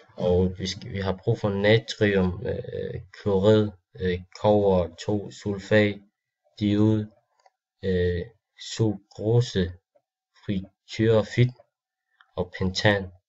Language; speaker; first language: Danish; non-native, learner; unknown